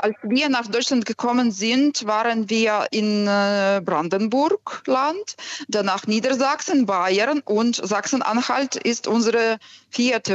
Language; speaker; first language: German; non-native, fluent; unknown